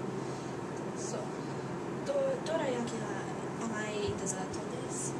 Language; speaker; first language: Japanese; non-native, learner; English